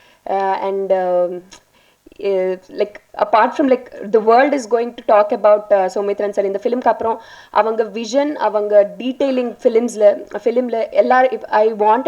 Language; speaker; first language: Tamil; non-native, learner; Telugu